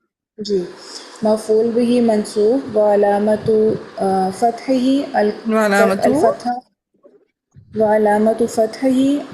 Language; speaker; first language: Arabic; non-native, learner; Urdu